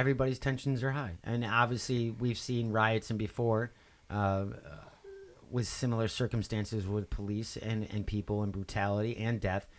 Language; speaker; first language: English; native; English